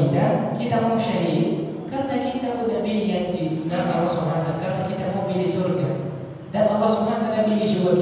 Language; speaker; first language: Indonesian; non-native, learner; Arabic